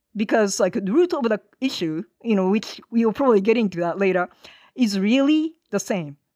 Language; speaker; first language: English; non-native, fluent; Japanese